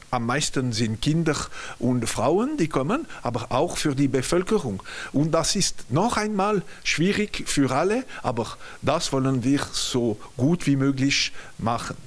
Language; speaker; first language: German; non-native, local second language; French